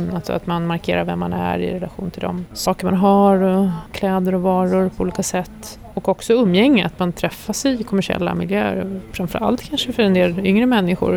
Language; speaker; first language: Swedish; native; Swedish